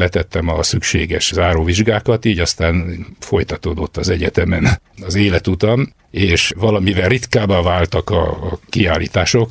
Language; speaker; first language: Hungarian; native; Hungarian